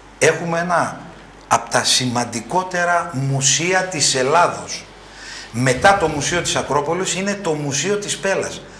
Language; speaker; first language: Greek; early bilingual, other home language; French